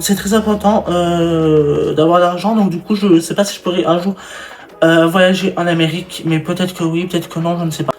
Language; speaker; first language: French; native; French